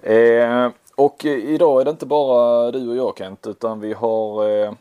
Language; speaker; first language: Swedish; native; Swedish